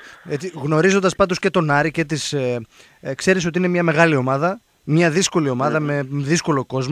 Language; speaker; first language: Greek; native; Greek